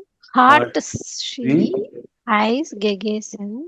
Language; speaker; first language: German; non-native, learner; Tamil